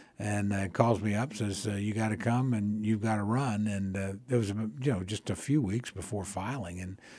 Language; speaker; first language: English; native; English